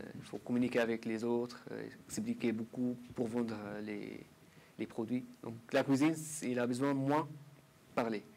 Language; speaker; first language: French; non-native, learner; Arabic